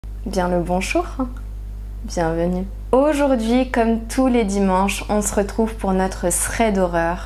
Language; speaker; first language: French; native; French